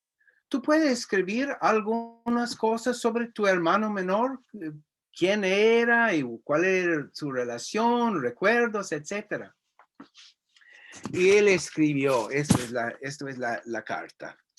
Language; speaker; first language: Spanish; non-native, fluent; English